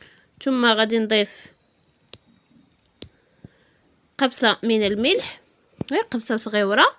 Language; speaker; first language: Arabic; native; Arabic